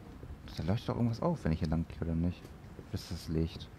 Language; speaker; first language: German; native; German